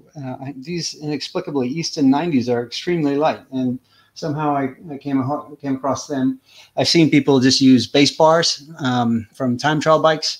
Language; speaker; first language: English; native; English